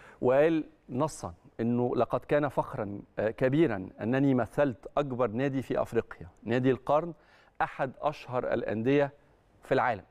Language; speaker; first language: Arabic; native; Arabic